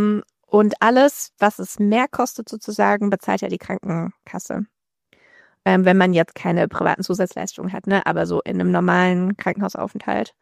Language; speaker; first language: German; native; German